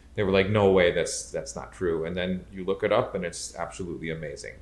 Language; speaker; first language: English; native; English